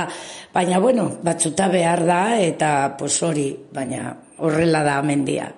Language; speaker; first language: Basque; non-native, local second language; Spanish